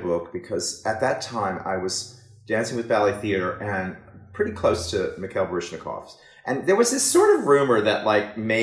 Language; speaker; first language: English; native; English